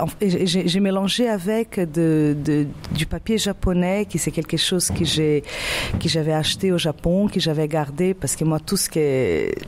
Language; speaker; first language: French; non-native, fluent; Portuguese